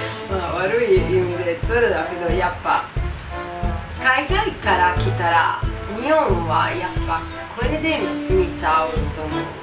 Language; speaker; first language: Japanese; non-native, learner; Italian